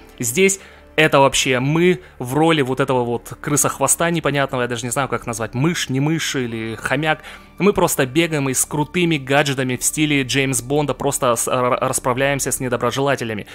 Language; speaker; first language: Russian; native; Russian